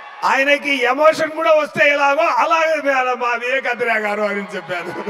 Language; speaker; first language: Telugu; non-native, fluent; Tamil